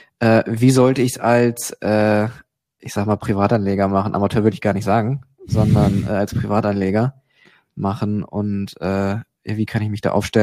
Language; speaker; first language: German; native; German